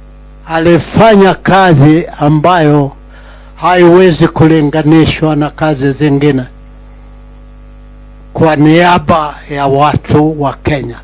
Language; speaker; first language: Swahili; non-native, local second language; Kikuyu